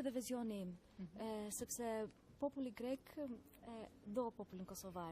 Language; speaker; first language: Albanian; non-native, learner; Greek